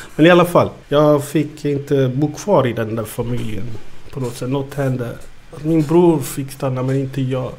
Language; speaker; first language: Swedish; early bilingual, other home language; Amharic